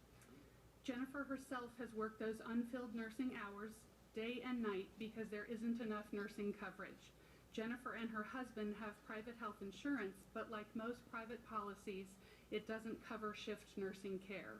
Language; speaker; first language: English; native; English